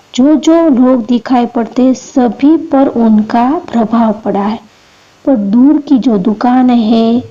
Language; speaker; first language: Hindi; non-native, local second language; Gujarati